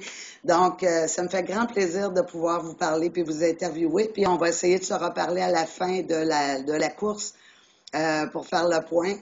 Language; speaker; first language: French; native; French